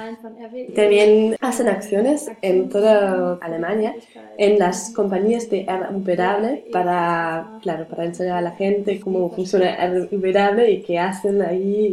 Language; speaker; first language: Spanish; non-native, learner; German